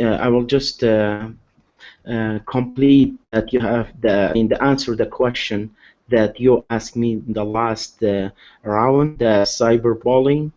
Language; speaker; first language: English; non-native, learner; Arabic